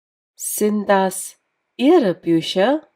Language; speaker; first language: German; non-native, fluent; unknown